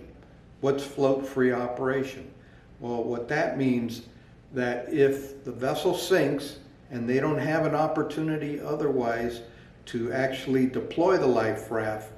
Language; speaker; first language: English; native; English